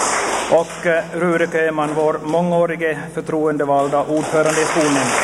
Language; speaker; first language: Swedish; native; Swedish